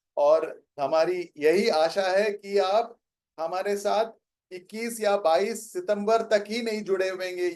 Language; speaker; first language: Hindi; non-native, local second language; Tamil